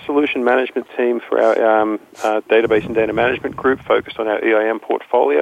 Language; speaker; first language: English; native; English